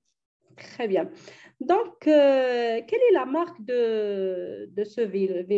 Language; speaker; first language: French; non-native, learner; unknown